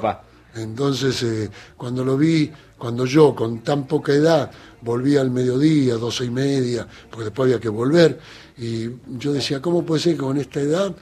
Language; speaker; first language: Spanish; native; Spanish